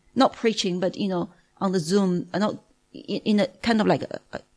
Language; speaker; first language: English; non-native, fluent; Chinese